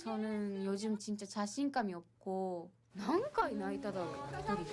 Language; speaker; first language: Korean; non-native, learner; Japanese